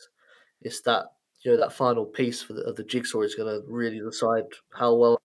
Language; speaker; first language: English; native; English